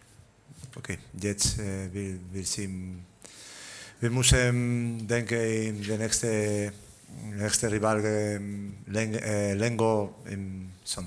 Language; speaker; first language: German; non-native, learner; Spanish